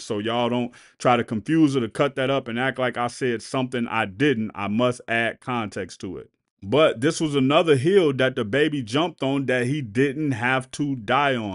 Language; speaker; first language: English; native; English